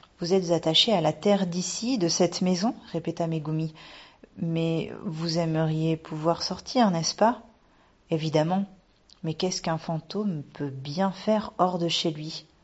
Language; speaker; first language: French; native; French